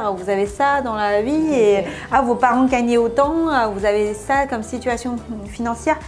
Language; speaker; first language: French; non-native, fluent; Chinese